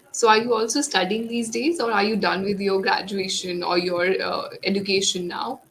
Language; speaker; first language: English; non-native, local second language; Hindi